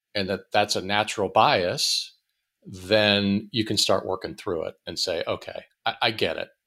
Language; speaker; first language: English; native; English